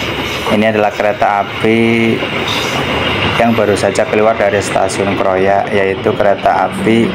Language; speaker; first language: Indonesian; native; Indonesian